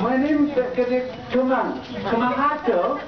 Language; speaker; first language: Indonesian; non-native, learner; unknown